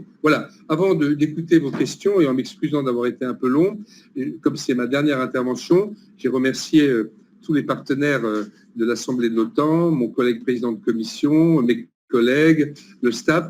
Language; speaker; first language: French; native; French